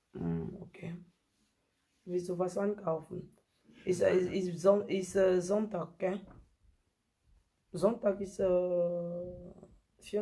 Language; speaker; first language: German; non-native, learner; French